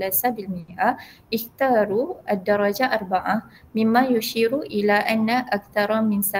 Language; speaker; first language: Arabic; non-native, learner; Malay